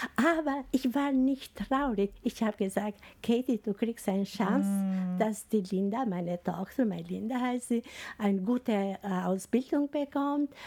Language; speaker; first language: German; non-native, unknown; Albanian